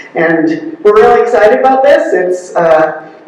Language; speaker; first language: English; native; English